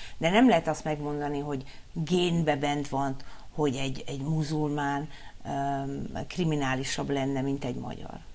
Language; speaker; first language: Hungarian; early bilingual, heritage; Hungarian